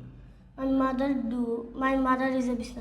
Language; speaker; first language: English; non-native, learner; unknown